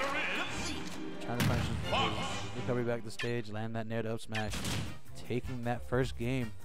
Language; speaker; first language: English; native; English